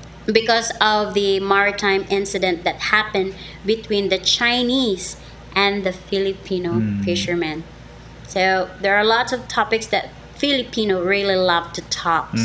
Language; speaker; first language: English; non-native, local second language; Cebuano